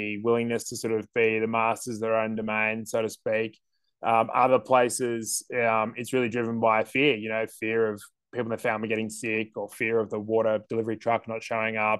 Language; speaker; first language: English; native; English